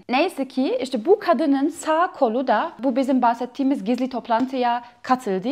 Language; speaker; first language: Turkish; non-native, fluent; German